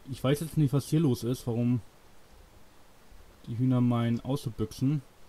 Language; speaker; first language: German; native; German